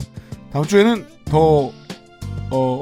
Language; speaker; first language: Korean; native; Korean